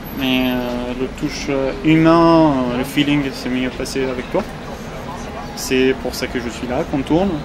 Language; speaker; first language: French; non-native, fluent; Persian